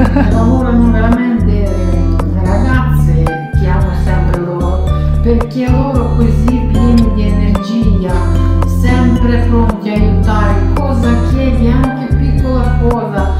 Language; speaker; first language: Italian; non-native, learner; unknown